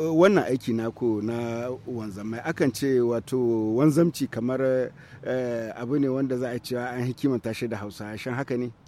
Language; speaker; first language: Hausa; native; Hausa